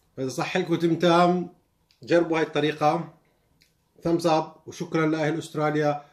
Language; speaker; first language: Arabic; native; Arabic